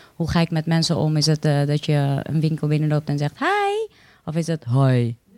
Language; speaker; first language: Dutch; early bilingual, other home language; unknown